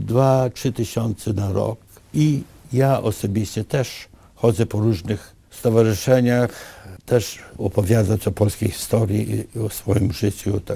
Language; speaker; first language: Polish; early bilingual, other home language; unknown